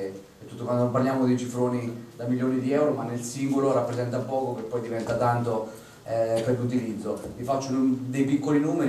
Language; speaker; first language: Italian; native; Italian